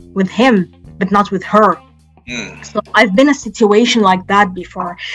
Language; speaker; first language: English; non-native, fluent; Arabic